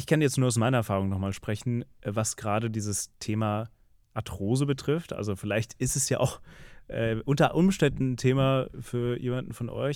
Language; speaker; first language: German; native; German